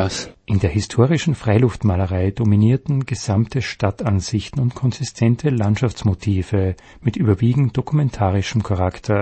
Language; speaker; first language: German; native; German